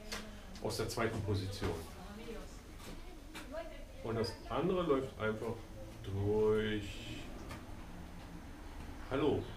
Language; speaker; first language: German; native; German